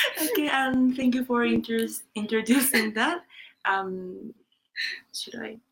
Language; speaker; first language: English; non-native, fluent; Japanese